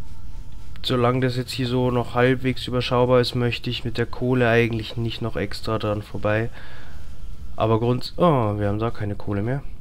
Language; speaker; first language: German; native; German